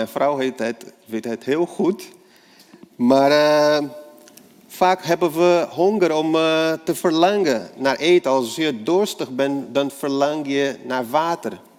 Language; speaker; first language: Dutch; non-native, fluent; Portuguese